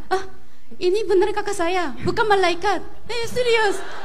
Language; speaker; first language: Indonesian; non-native, learner; Korean